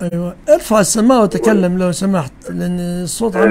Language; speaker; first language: Arabic; native; Arabic